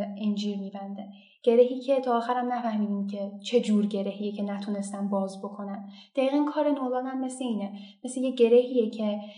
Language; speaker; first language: Persian; non-native, local second language; Azerbaijani